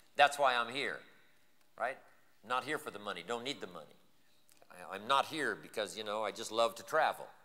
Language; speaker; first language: English; native; English